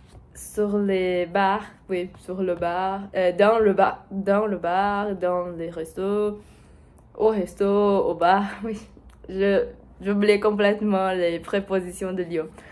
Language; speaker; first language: French; non-native, learner; Portuguese